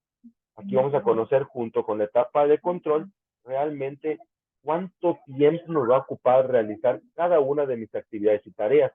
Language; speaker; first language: Spanish; native; Spanish